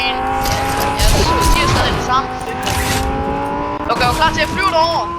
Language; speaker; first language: Danish; native; Danish